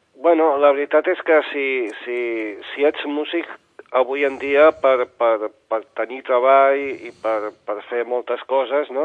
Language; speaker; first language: Catalan; non-native, local second language; Spanish